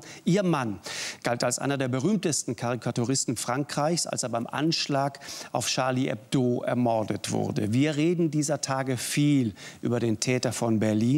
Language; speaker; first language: German; native; German